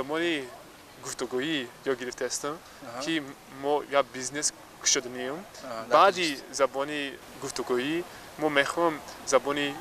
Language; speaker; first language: Persian; non-native, learner; English